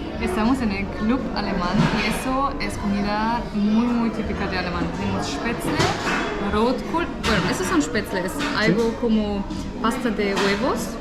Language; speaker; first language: Spanish; non-native, fluent; German